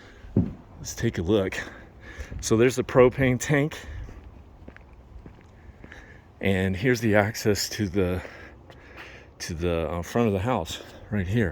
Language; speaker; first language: English; native; English